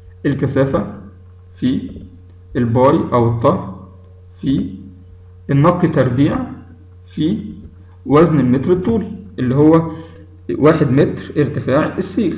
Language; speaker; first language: Arabic; native; Arabic